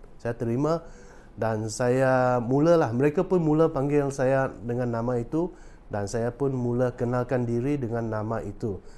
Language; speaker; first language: Malay; non-native, local second language; Chinese